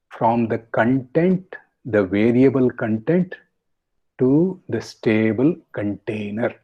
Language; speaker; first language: English; non-native, local second language; Kannada